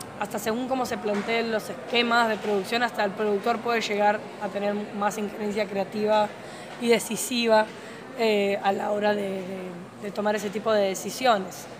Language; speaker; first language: Spanish; native; Spanish